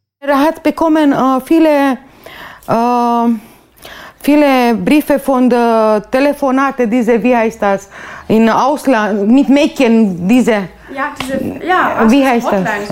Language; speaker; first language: German; non-native, learner; Romanian